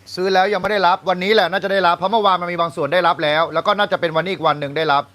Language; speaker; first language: Thai; native; Thai